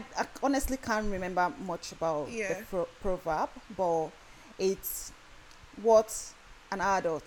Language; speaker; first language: English; non-native, local second language; Yoruba